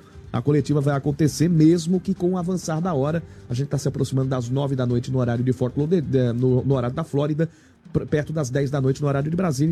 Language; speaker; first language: Portuguese; native; Portuguese